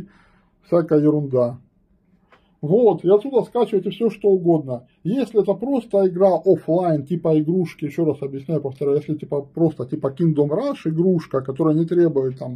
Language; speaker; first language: Russian; native; Russian